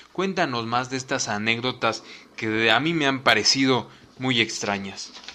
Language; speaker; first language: Spanish; native; Spanish